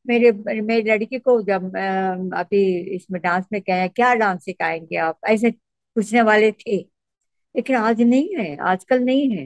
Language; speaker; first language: Hindi; non-native, local second language; Tamil